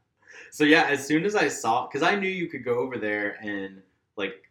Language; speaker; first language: English; native; English